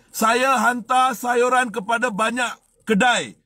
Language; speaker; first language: Malay; non-native, local second language; Tamil